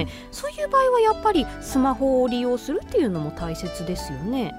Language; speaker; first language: Japanese; native; Japanese